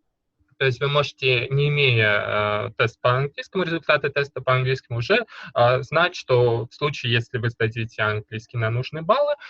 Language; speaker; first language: Russian; native; Russian